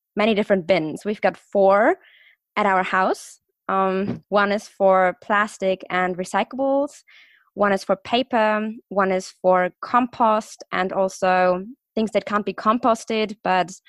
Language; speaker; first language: English; non-native, fluent; German